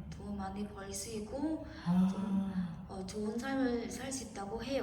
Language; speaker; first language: Korean; non-native, fluent; Vietnamese